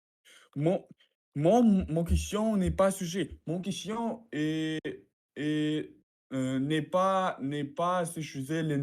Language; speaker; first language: French; non-native, learner; Russian